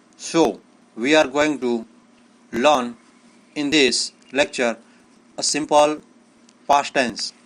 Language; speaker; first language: English; non-native, local second language; Gujarati